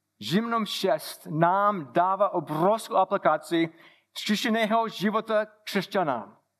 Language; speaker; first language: Czech; non-native, fluent; English